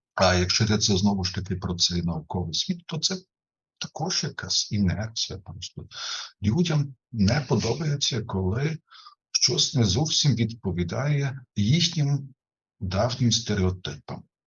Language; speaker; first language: Ukrainian; non-native, fluent; German